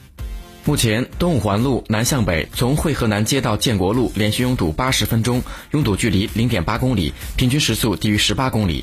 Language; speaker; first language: Chinese; native; Chinese